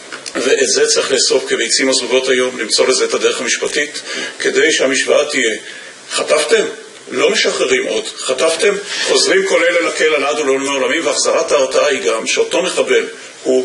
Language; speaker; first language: Hebrew; native; Hebrew